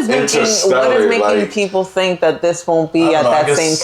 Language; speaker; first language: English; native; English